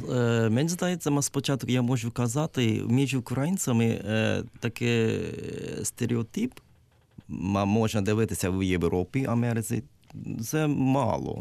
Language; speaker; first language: Ukrainian; non-native, learner; Japanese